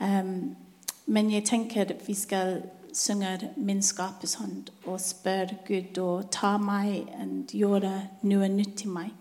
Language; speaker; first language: Norwegian; non-native, learner; English